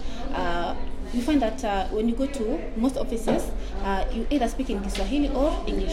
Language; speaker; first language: English; non-native, local second language; Swahili